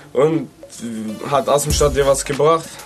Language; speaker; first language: German; native; German